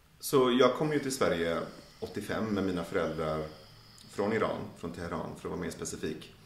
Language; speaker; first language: Swedish; early bilingual, other home language; Persian